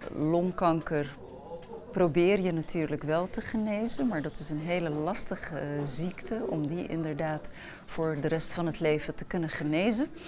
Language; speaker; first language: Dutch; early bilingual, other home language; Arabic